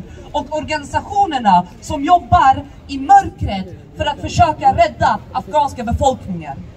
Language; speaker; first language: Swedish; early bilingual, other home language; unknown